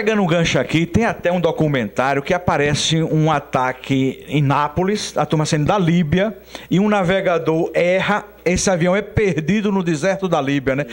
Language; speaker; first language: Portuguese; native; Portuguese